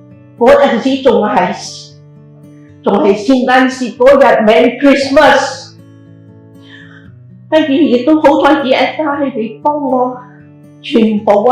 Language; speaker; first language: Cantonese; native; Cantonese